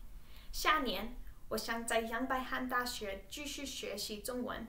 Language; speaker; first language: Chinese; non-native, learner; English